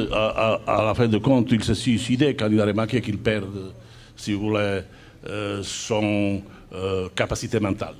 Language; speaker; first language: French; non-native, fluent; Serbian